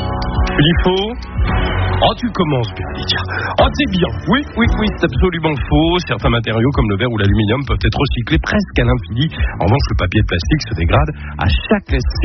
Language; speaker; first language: French; native; French